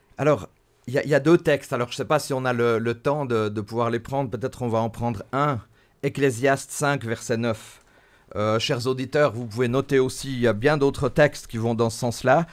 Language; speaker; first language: French; native; French